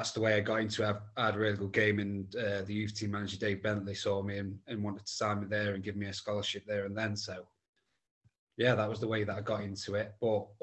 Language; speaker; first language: English; native; English